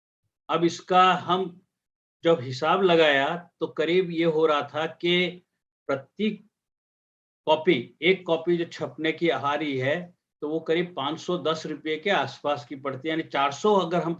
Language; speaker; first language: Hindi; native; Hindi